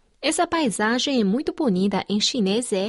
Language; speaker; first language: Portuguese; non-native, fluent; Chinese